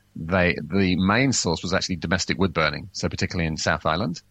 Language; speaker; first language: English; native; English